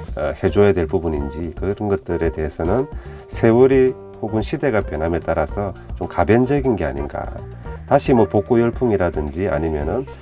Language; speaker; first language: Korean; native; Korean